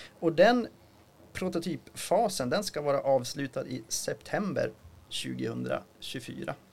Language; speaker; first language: Swedish; native; Swedish